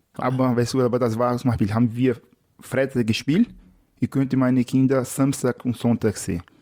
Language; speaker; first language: German; non-native, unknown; Portuguese